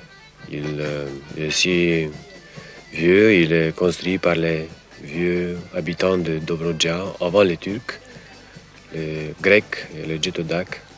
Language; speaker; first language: French; non-native, fluent; Romanian